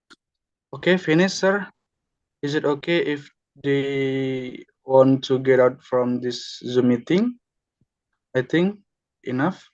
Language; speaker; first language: English; non-native, learner; Indonesian